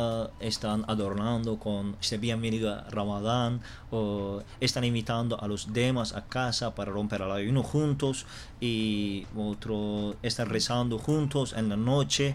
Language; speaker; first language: Spanish; non-native, learner; Turkish